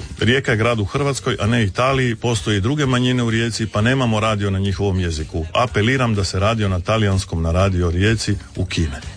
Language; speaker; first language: Serbian; native; Serbian